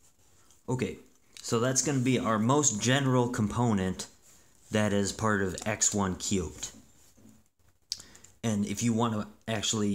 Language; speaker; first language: English; native; English